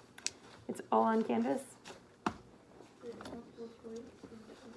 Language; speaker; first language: English; native; English